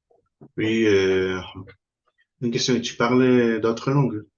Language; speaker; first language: French; non-native, learner; Spanish